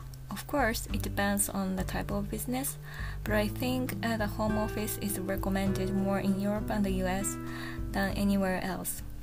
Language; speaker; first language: English; non-native, fluent; Japanese